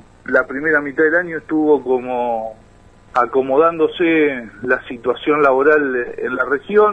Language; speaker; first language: Spanish; native; Spanish